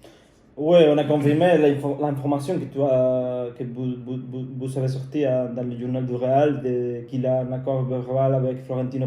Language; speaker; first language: French; non-native, fluent; Spanish